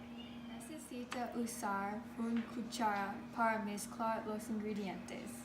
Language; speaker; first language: Spanish; non-native, learner; English